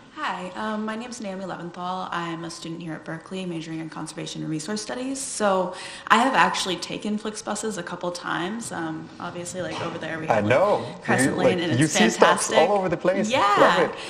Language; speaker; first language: English; native; English